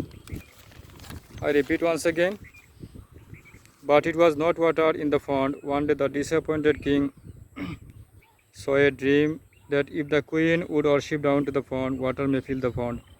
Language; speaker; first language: English; non-native, local second language; Bangla